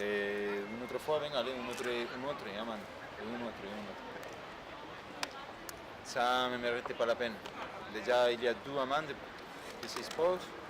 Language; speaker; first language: French; non-native, learner; Spanish